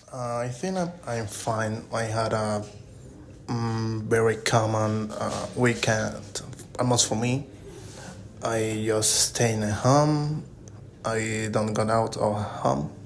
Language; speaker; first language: English; non-native, learner; Spanish